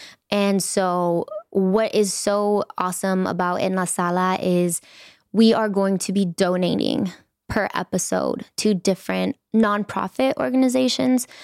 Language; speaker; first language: English; native; English